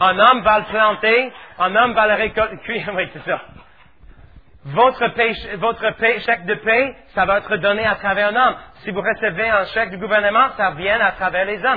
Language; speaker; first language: French; native; French